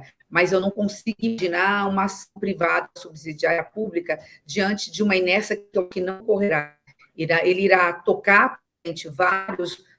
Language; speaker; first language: Portuguese; native; Portuguese